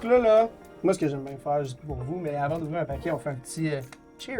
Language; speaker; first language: French; native; French